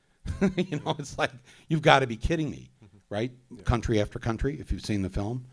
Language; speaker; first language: English; native; English